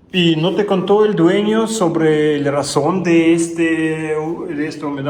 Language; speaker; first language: Spanish; non-native, learner; Russian